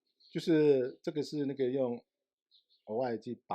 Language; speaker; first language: Chinese; non-native, local second language; Amis